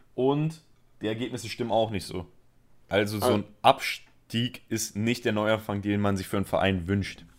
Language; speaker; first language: German; early bilingual, other home language; Spanish